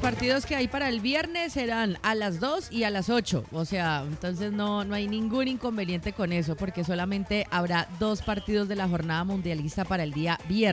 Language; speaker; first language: Spanish; native; Spanish